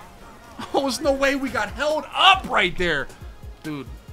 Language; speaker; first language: English; native; English